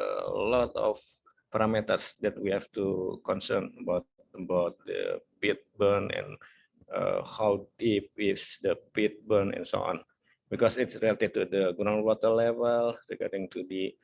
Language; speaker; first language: English; non-native, fluent; Indonesian